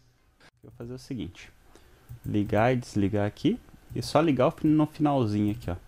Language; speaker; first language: Portuguese; native; Portuguese